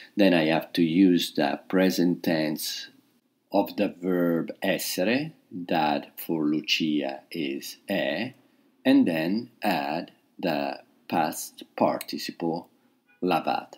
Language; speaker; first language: English; non-native, fluent; Italian